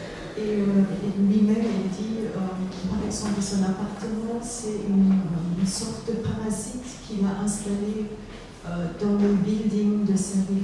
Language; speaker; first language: French; non-native, fluent; German